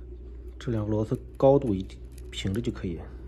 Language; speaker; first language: Chinese; native; Chinese